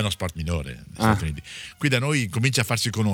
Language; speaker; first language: Italian; native; Italian